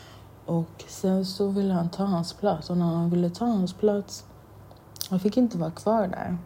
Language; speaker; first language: Swedish; non-native, local second language; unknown